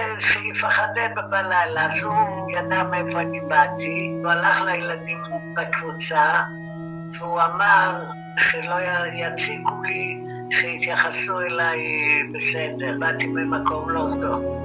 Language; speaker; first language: Hebrew; non-native, fluent; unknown